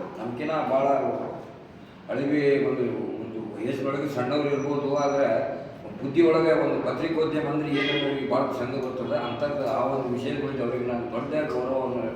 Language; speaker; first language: Kannada; native; Kannada